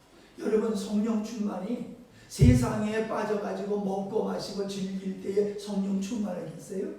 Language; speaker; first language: Korean; native; Korean